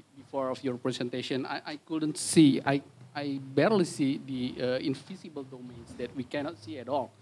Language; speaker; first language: English; non-native, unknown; Indonesian